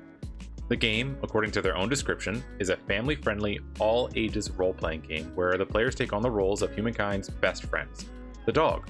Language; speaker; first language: English; native; English